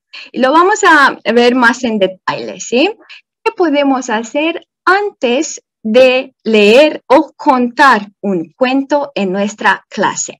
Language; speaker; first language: Spanish; non-native, fluent; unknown